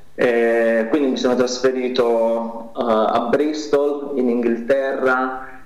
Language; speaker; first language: Italian; native; Italian